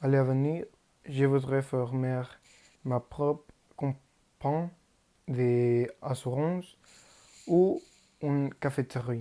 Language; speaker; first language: French; non-native, learner; Spanish